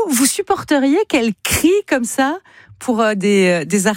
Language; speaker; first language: French; native; French